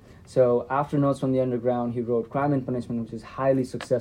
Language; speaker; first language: English; non-native, local second language; Nepali